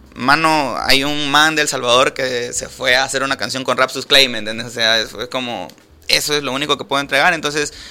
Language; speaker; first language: Spanish; native; Spanish